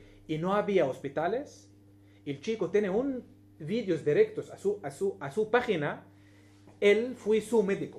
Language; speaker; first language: Spanish; non-native, learner; Arabic